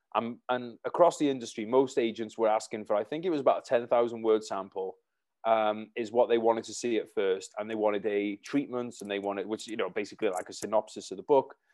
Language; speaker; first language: English; native; English